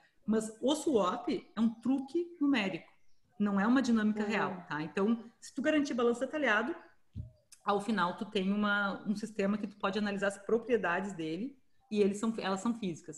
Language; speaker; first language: Portuguese; native; Portuguese